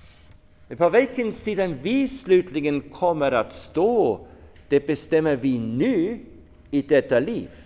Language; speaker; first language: Swedish; non-native, fluent; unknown